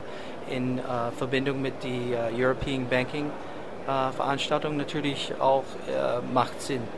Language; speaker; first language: German; non-native, learner; English